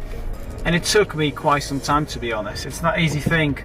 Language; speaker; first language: English; non-native, fluent; Polish